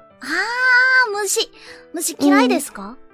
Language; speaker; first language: Japanese; non-native, learner; Korean